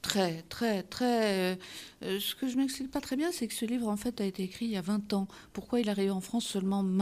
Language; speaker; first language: French; native; French